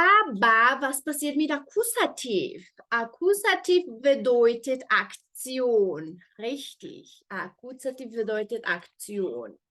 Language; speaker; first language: German; non-native, fluent; Spanish